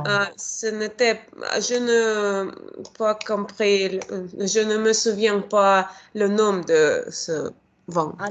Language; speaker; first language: French; non-native, learner; Russian